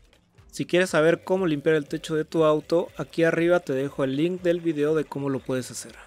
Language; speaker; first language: Spanish; native; Spanish